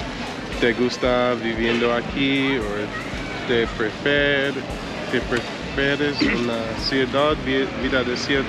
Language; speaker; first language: Spanish; non-native, learner; English